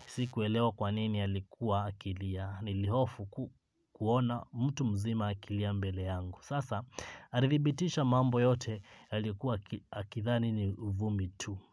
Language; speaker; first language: Swahili; non-native, local second language; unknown